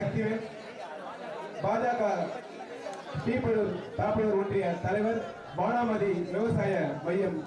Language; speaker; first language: Tamil; native; Tamil